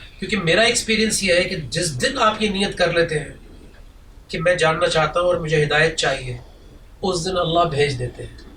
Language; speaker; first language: Urdu; native; Urdu